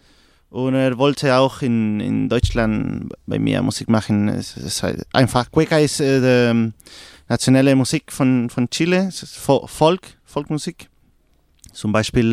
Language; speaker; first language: German; non-native, learner; Spanish